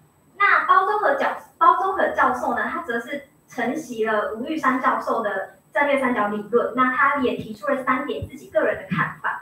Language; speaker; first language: Chinese; native; Chinese